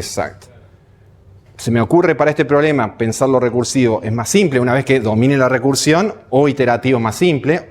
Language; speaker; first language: Spanish; native; Spanish